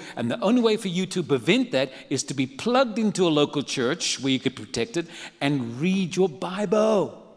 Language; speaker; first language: English; native; English